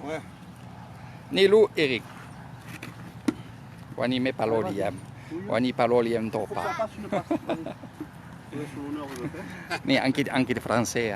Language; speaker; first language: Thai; non-native, learner; French